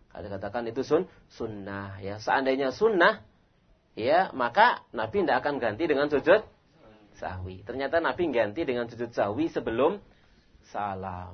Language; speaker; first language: Indonesian; non-native, local second language; Javanese